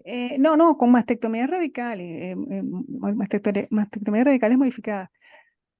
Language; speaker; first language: Spanish; native; Spanish